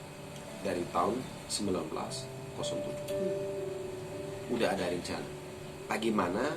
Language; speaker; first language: Indonesian; non-native, fluent; Arabic